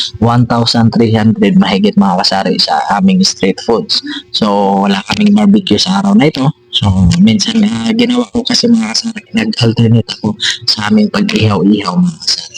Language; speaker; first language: Filipino; non-native, local second language; Cebuano